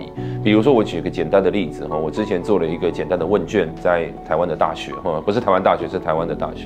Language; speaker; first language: Chinese; native; Chinese